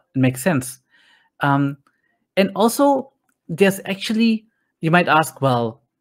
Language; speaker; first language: English; non-native, fluent; German